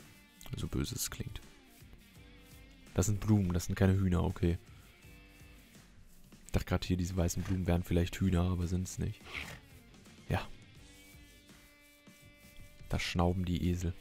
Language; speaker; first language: German; native; German